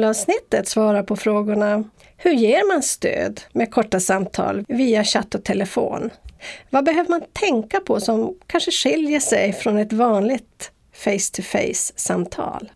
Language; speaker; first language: Swedish; native; Swedish